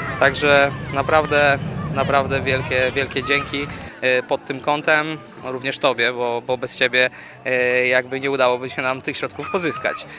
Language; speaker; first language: Polish; native; Polish